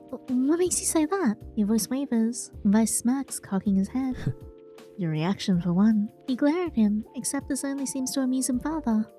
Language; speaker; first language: English; native; English